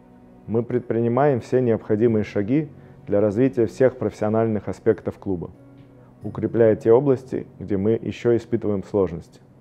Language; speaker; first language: Russian; native; Russian